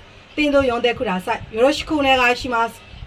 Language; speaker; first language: Japanese; non-native, learner; Burmese